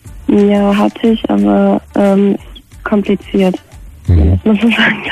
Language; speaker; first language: German; native; German